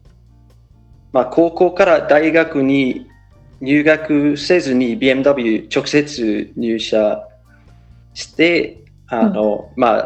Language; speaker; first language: Japanese; non-native, fluent; English